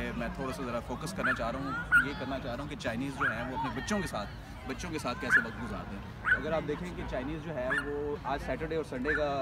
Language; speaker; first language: Urdu; non-native, local second language; Punjabi